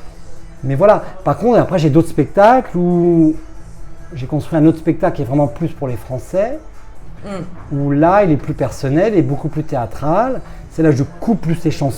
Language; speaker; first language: French; native; French